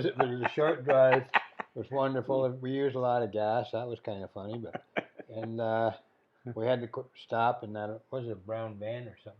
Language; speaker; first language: English; native; English